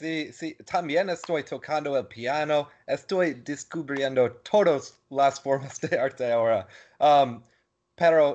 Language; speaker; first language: Spanish; non-native, learner; English